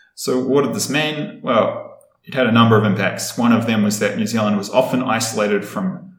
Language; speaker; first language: English; native; English